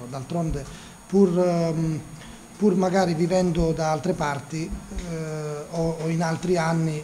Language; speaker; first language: Italian; native; Italian